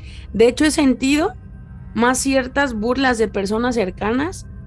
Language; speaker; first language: Spanish; native; Spanish